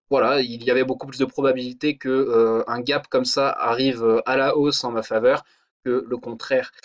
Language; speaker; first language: French; native; French